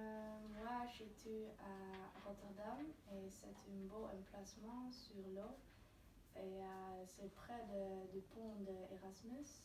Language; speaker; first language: French; non-native, learner; Dutch